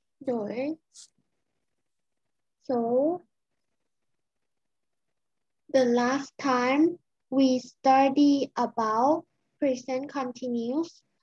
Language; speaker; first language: English; non-native, fluent; Lao